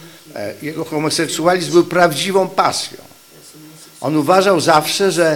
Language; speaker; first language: Polish; native; Polish